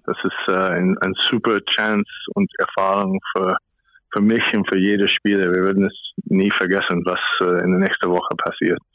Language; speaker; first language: German; non-native, fluent; English